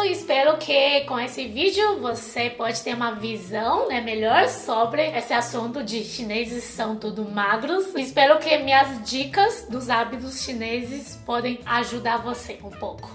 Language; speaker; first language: Portuguese; non-native, fluent; Chinese